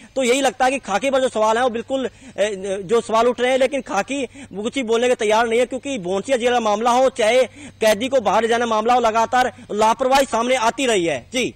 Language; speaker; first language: Hindi; native; Hindi